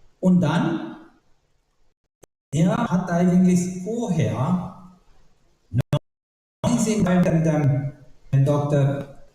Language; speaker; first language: German; non-native, learner; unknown